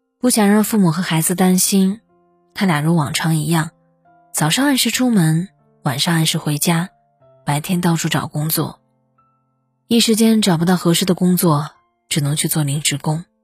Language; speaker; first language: Chinese; native; Chinese